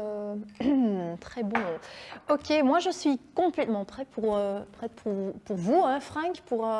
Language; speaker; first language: French; non-native, local second language; Dutch